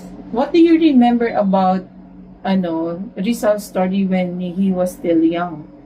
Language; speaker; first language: English; non-native, local second language; Filipino